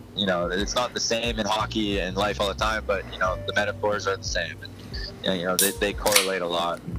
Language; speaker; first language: English; native; English